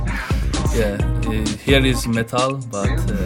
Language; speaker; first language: English; non-native, fluent; Persian